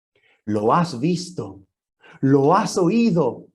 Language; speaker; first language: Spanish; native; Spanish